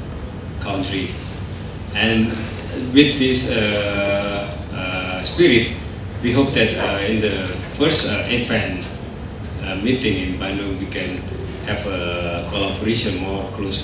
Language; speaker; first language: English; non-native, learner; Indonesian